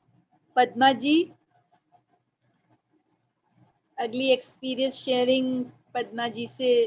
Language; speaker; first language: Hindi; native; Hindi